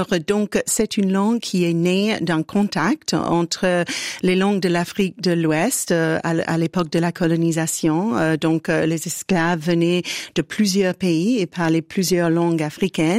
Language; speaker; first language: French; native; French